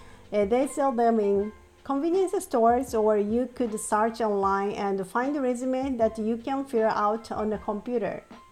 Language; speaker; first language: English; non-native, fluent; Japanese